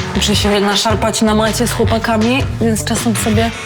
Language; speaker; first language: Polish; native; Polish